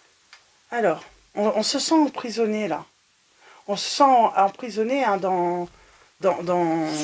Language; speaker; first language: French; native; French